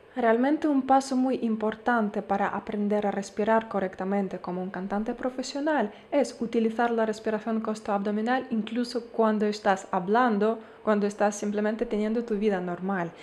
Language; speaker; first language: Spanish; non-native, fluent; Ukrainian